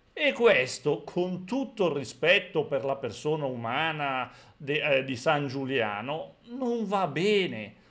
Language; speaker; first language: Italian; native; Italian